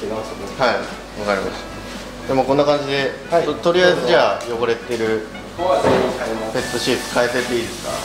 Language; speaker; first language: Japanese; native; Japanese